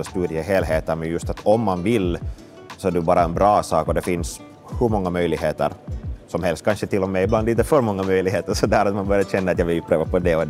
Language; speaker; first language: Swedish; native; Swedish